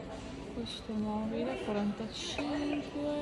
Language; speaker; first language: Italian; non-native, fluent; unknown